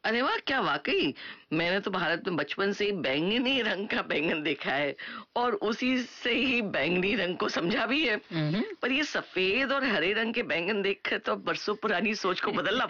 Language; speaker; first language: Hindi; native; Hindi